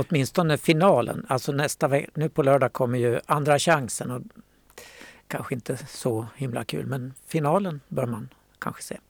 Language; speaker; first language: Swedish; native; Swedish